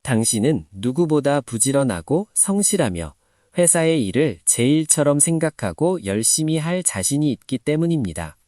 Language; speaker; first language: Korean; non-native, learner; Nepali